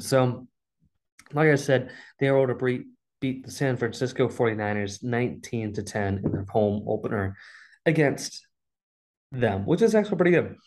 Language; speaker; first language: English; native; English